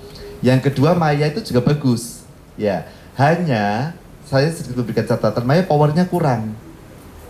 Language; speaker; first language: Indonesian; native; Indonesian